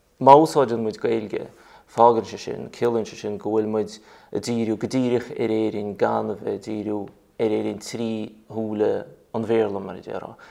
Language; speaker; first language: Irish; non-native, fluent; Russian